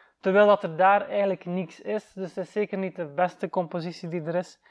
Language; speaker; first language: Dutch; native; Dutch